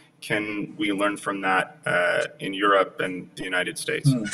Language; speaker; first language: English; early bilingual, other home language; Polish